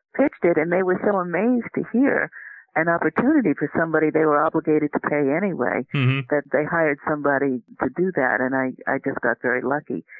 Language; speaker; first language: English; native; English